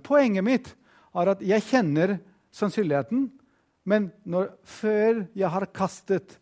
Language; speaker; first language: Norwegian; non-native, fluent; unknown